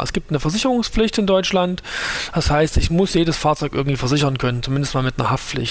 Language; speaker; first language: German; native; German